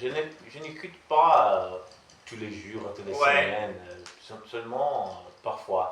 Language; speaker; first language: French; non-native, learner; Portuguese